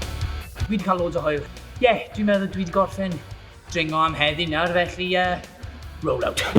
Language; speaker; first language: Welsh; non-native, local second language; English